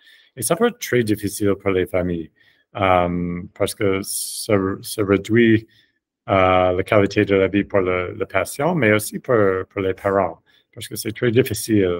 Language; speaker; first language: French; non-native, fluent; English